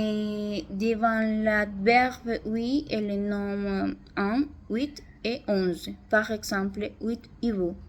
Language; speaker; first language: French; non-native, learner; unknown